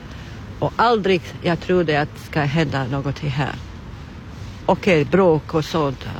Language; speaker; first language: Swedish; non-native, learner; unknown